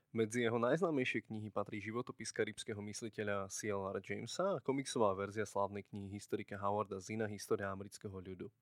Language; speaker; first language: Slovak; native; Slovak